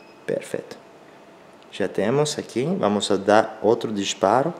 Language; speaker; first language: Portuguese; non-native, learner; Spanish